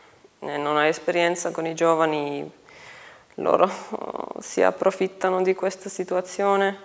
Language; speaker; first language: Italian; non-native, fluent; Finnish